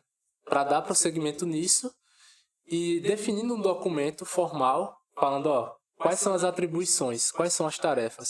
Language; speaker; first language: Portuguese; native; Portuguese